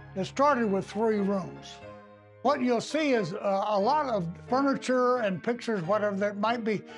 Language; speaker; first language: English; native; English